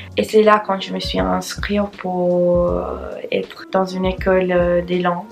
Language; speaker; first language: French; non-native, learner; English